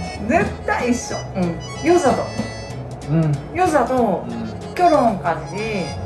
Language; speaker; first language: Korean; non-native, learner; Japanese